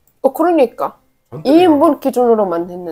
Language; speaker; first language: Korean; non-native, fluent; Arabic